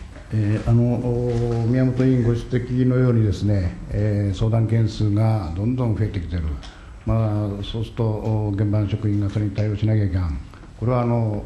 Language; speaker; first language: Japanese; native; Japanese